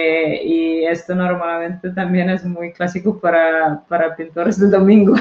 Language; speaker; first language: Spanish; non-native, fluent; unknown